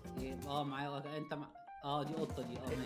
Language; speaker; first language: Arabic; native; Arabic